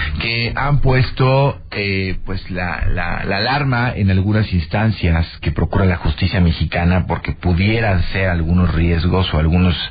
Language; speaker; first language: Spanish; native; Spanish